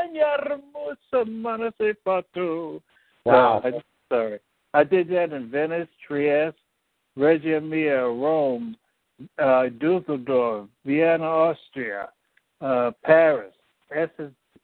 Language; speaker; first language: English; native; English